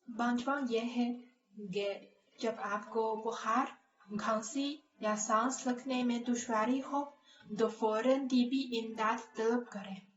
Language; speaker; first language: Urdu; non-native, learner; Chinese